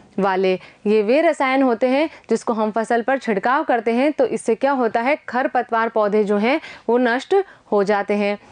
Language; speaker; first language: Hindi; native; Hindi